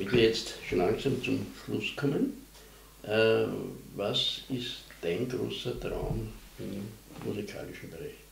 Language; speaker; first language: German; native; German